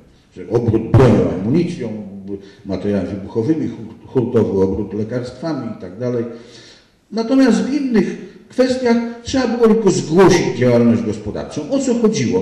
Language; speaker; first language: Polish; native; Polish